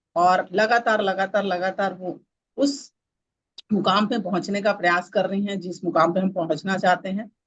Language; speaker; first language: Hindi; native; Hindi